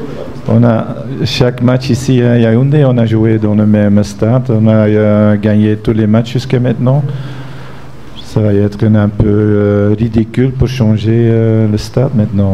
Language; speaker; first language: French; non-native, fluent; Dutch